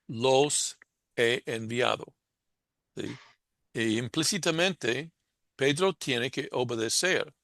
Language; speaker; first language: Spanish; non-native, fluent; English